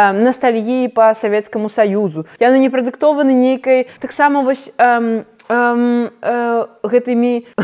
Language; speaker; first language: Belarusian; non-native, local second language; Russian